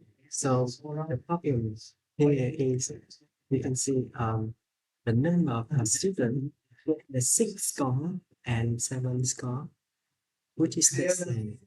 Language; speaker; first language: English; non-native, fluent; Vietnamese